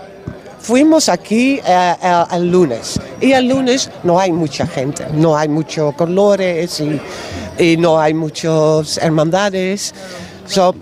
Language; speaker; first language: Spanish; non-native, learner; Dutch